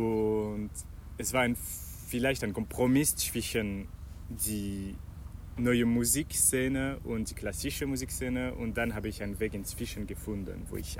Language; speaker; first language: German; non-native, learner; Arabic